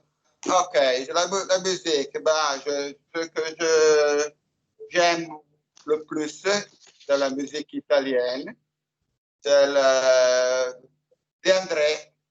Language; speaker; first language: French; non-native, fluent; Italian